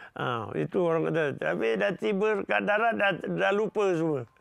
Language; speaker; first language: Malay; native; Malay